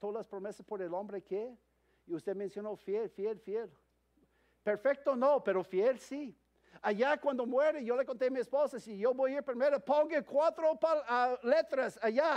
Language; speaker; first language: Spanish; non-native, fluent; English